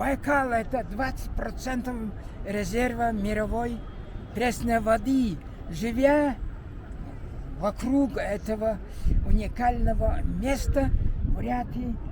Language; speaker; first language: Russian; non-native, fluent; Mongolian